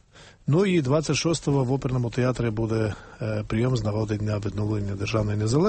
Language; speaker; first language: Ukrainian; non-native, fluent; Georgian